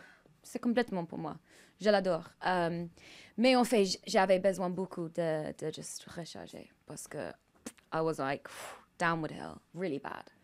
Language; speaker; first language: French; non-native, learner; English